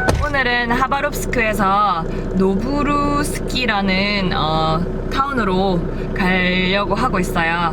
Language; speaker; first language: Korean; native; Korean